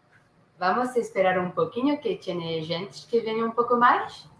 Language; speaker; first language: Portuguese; non-native, learner; French